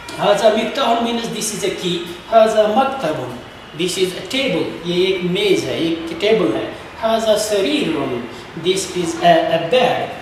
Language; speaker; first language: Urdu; non-native, local second language; Kashmiri